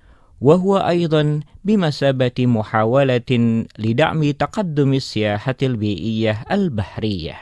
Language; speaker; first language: Arabic; non-native, fluent; Indonesian